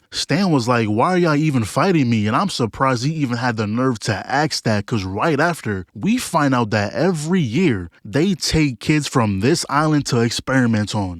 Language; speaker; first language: English; native; English